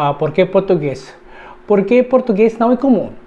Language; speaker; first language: Portuguese; non-native, learner; Filipino